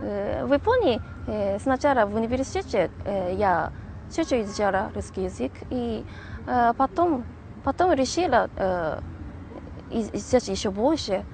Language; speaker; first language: Russian; non-native, learner; Japanese